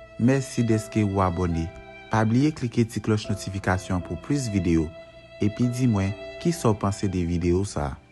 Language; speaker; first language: Haitian Creole; native; Haitian Creole